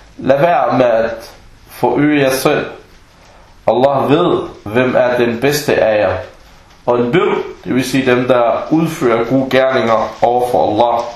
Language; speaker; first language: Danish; non-native, fluent; Arabic